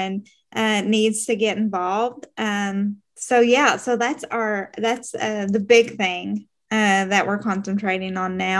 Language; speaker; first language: English; native; English